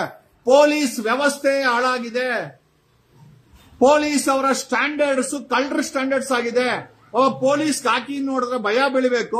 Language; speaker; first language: Kannada; native; Kannada